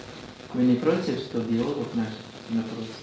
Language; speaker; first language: Russian; non-native, fluent; Thai